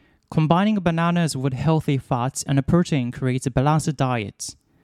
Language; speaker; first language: English; non-native, fluent; Japanese